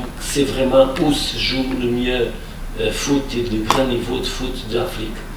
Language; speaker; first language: French; non-native, fluent; Portuguese